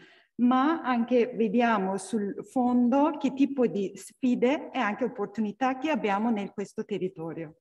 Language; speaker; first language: Italian; non-native, learner; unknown